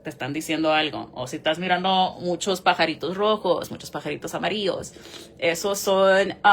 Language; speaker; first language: Spanish; early bilingual, heritage; Spanish